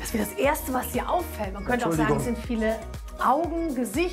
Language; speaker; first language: German; native; German